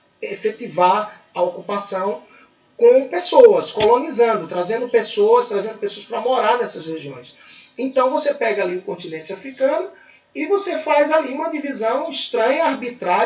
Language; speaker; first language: Portuguese; native; Portuguese